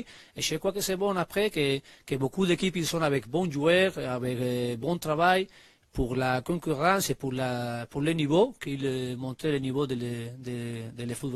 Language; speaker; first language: French; non-native, learner; Spanish